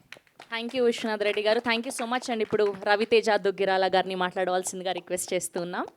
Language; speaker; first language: Telugu; native; Telugu